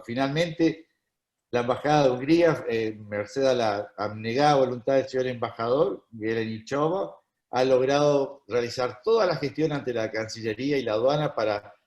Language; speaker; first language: Spanish; native; Spanish